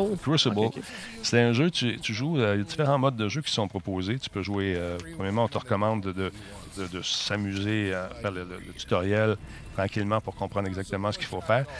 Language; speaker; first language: French; native; French